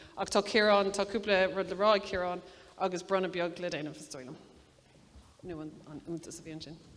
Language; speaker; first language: Irish; non-native, local second language; English